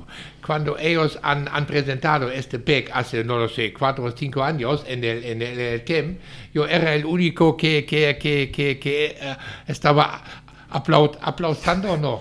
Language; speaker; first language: Spanish; non-native, fluent; German